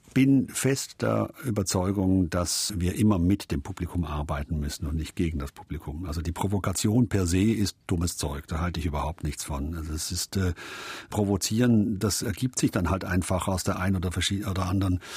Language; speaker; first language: German; native; German